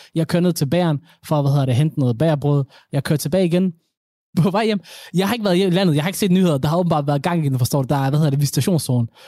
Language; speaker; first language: Danish; early bilingual, other home language; Somali